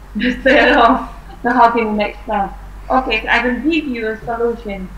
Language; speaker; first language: English; non-native, fluent; Vietnamese